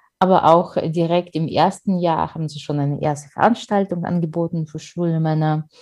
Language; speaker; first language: German; non-native, fluent; Russian